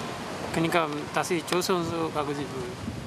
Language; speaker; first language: Korean; non-native, learner; Sinhala